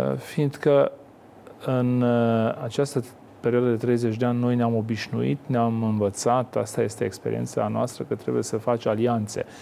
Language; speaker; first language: Romanian; non-native, local second language; Hungarian